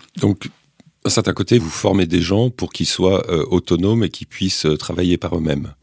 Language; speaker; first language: French; native; French